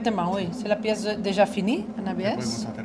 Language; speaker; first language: French; non-native, fluent; Spanish